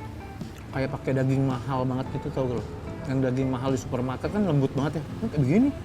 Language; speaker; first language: Indonesian; native; Indonesian